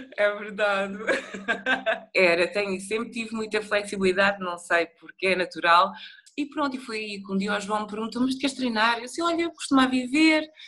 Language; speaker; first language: Portuguese; early bilingual, other home language; Upper Guinea Crioulo